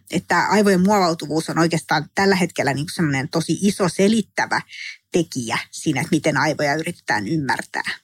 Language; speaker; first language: Finnish; native; Finnish